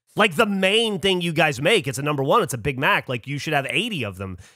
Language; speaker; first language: English; native; English